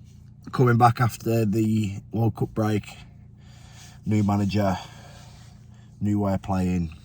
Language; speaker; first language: English; native; English